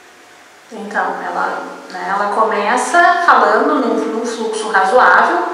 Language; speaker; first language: Portuguese; non-native, fluent; Spanish